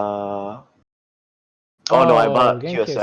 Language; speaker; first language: English; native; English